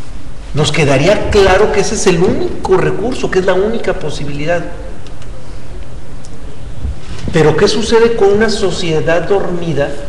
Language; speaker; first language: Spanish; native; Spanish